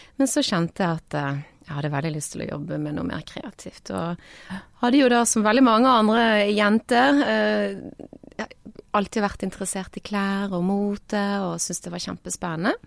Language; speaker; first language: Norwegian; native; Norwegian